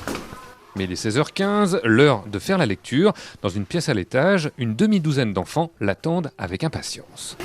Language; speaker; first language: French; native; French